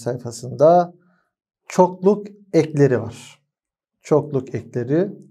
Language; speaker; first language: Turkish; non-native, fluent; Arabic